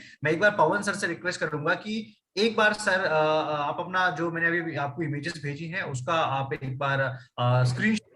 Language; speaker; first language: Hindi; native; Hindi